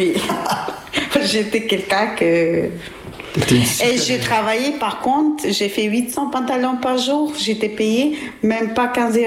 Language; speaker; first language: French; non-native, learner; Albanian